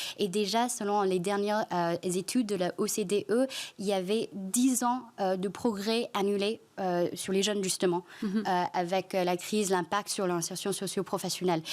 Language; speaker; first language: French; non-native, fluent; Chinese